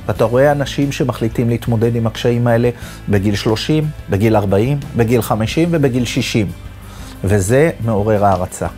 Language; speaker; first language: Hebrew; native; Hebrew